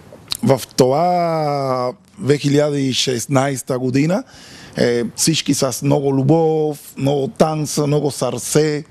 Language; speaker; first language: Bulgarian; non-native, learner; Spanish